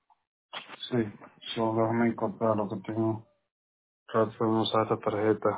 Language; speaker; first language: Spanish; native; Spanish